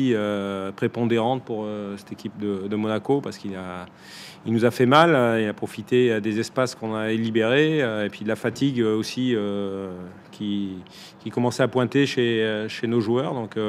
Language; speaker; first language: French; native; French